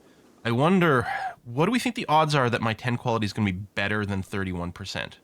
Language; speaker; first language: English; native; English